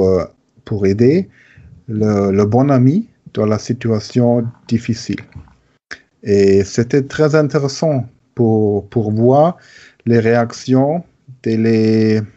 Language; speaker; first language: French; non-native, learner; German